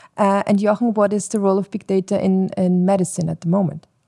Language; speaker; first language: English; non-native, fluent; German